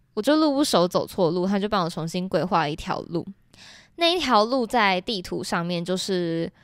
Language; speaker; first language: Chinese; native; Chinese